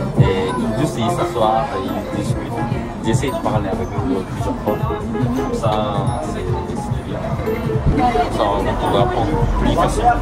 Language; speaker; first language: French; non-native, learner; Korean